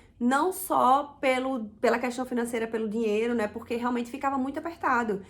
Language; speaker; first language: Portuguese; native; Portuguese